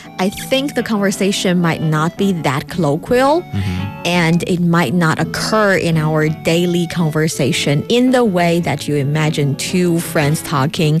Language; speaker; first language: English; non-native, fluent; Chinese